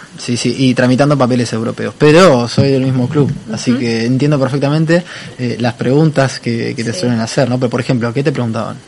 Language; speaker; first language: Spanish; native; Spanish